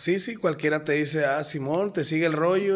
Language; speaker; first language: Spanish; native; Spanish